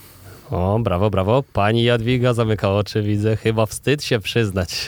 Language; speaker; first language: Polish; native; Polish